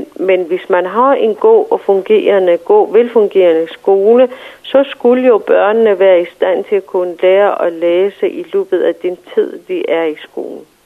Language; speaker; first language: Danish; non-native, fluent; Persian